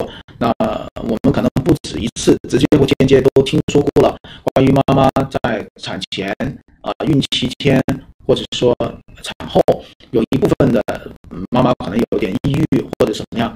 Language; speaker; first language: Chinese; native; Chinese